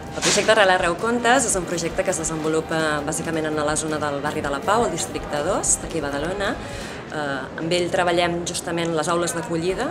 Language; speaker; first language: Catalan; native; Catalan